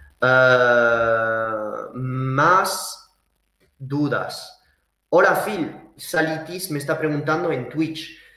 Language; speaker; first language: Spanish; early bilingual, heritage; Spanish